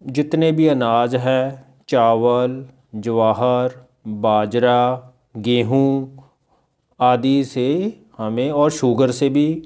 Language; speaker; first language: Hindi; non-native, local second language; Punjabi